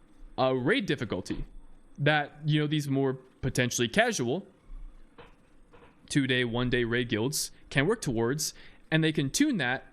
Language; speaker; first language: English; native; English